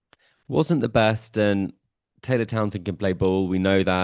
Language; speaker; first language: English; native; English